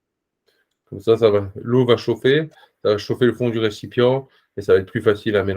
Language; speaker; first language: French; native; French